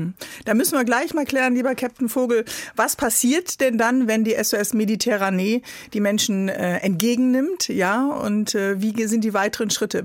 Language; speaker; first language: German; native; German